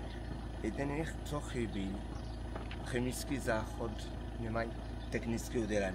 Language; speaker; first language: Czech; non-native, learner; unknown